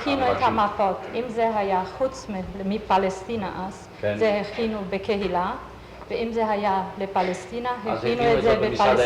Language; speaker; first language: Hebrew; non-native, fluent; German